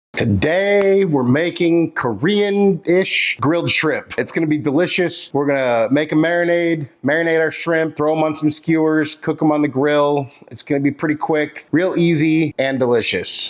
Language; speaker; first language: English; native; English